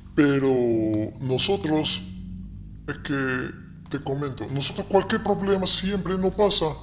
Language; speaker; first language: Spanish; non-native, fluent; Arabic